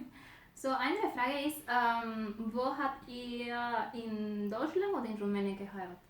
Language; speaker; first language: German; non-native, learner; Spanish